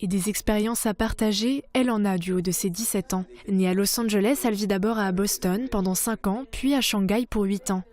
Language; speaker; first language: French; native; French